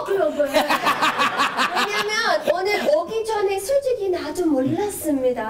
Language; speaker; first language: Korean; non-native, learner; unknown